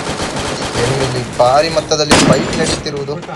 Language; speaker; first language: Kannada; native; Kannada